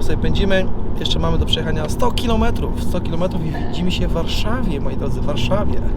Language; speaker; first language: Polish; native; Polish